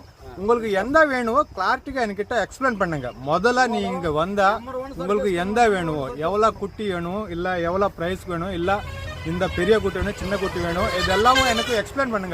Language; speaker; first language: Tamil; non-native, learner; Telugu